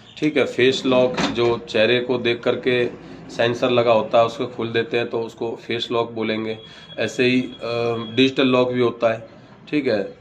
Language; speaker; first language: Hindi; native; Hindi